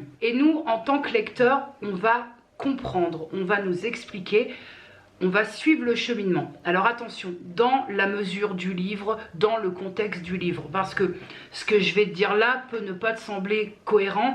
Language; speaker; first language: French; native; French